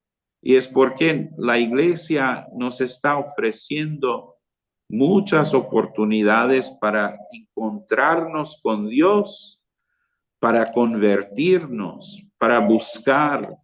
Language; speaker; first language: Spanish; non-native, fluent; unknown